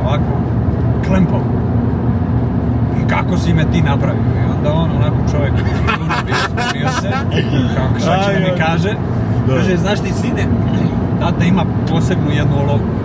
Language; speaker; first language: Serbian; native; Serbian